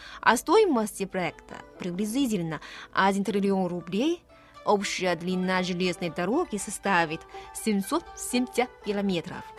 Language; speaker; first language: Russian; non-native, fluent; Chinese